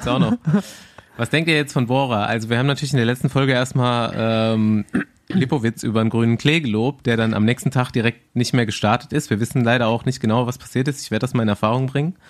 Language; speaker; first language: German; native; German